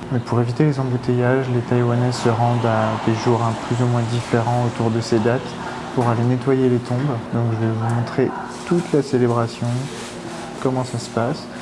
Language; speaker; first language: French; native; French